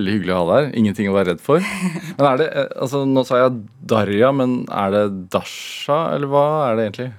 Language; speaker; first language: Norwegian; native; Norwegian